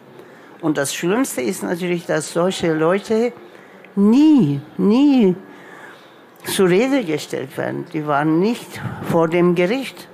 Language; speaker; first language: German; non-native, local second language; Turkish